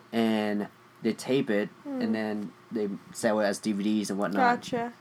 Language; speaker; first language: English; early bilingual, other home language; Vietnamese